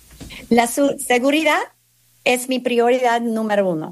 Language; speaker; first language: Spanish; non-native, fluent; English